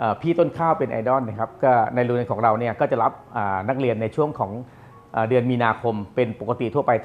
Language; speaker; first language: Thai; native; Thai